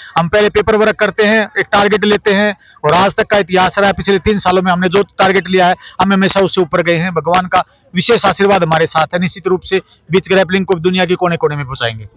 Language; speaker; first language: Hindi; native; Hindi